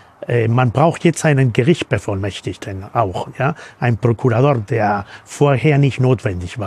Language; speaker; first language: German; non-native, fluent; Spanish